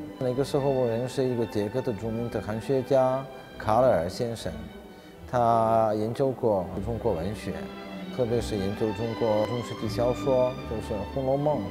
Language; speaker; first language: Chinese; non-native, fluent; Czech